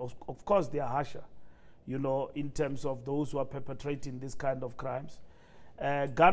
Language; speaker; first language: English; non-native, local second language; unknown